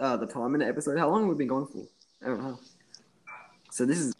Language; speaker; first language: English; native; English